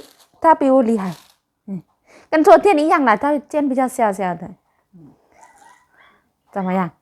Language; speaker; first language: Chinese; non-native, learner; Javanese